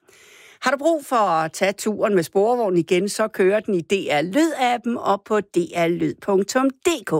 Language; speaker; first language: Danish; native; Danish